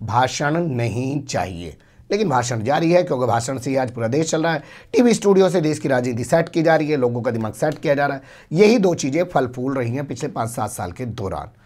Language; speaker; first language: Hindi; native; Hindi